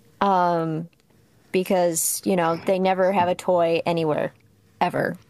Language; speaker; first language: English; native; English